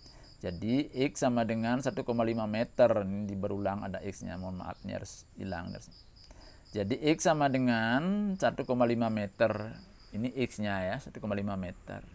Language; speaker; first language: Indonesian; native; Indonesian